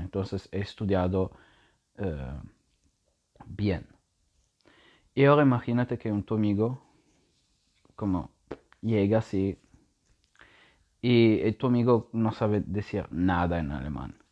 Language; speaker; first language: Spanish; non-native, learner; Italian